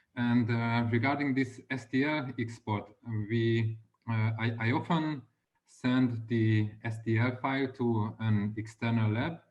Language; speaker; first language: English; non-native, fluent; Hungarian